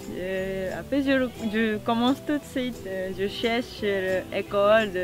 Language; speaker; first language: French; non-native, learner; Japanese